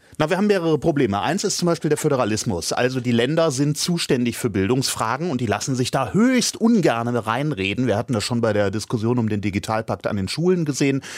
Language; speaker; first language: German; native; German